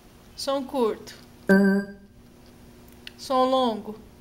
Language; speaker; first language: Portuguese; native; Portuguese